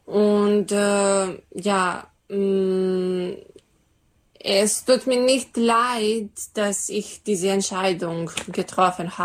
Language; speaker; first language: German; non-native, fluent; Serbian